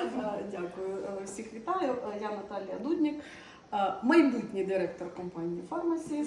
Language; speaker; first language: Ukrainian; non-native, local second language; Russian